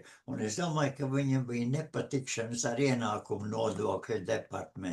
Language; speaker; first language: Latvian; non-native, fluent; English